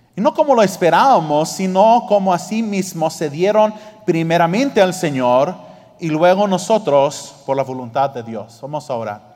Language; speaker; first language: Spanish; early bilingual, heritage; English